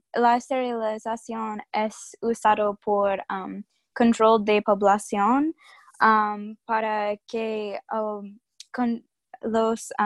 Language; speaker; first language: Spanish; non-native, learner; English